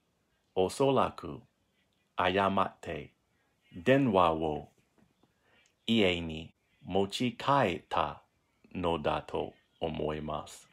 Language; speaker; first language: Japanese; non-native, learner; English